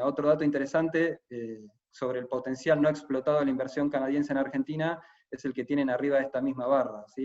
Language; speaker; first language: Spanish; native; Spanish